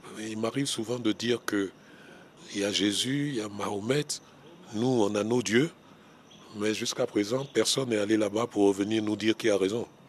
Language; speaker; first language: French; non-native, local second language; Baoulé